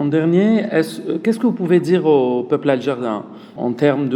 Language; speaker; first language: French; non-native, local second language; Arabic